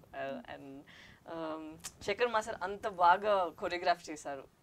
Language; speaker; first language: Telugu; non-native, learner; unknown